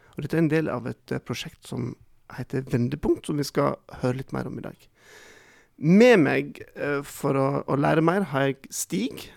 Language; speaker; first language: Norwegian; native; Norwegian